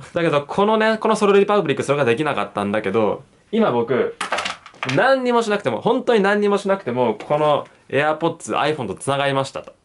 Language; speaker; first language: Japanese; native; Japanese